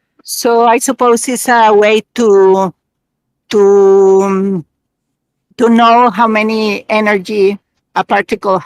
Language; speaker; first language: English; non-native, learner; Spanish